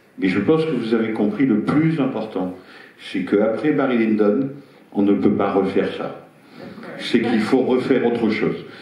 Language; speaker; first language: French; native; French